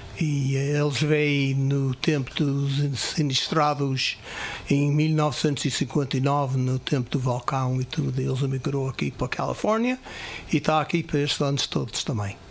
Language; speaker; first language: Portuguese; early bilingual, heritage; Portuguese